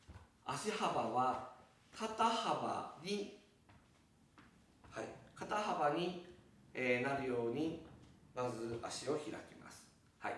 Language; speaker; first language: Japanese; native; Japanese